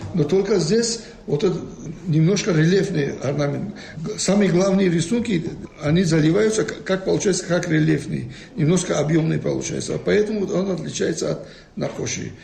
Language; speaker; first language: Russian; non-native, local second language; Tajik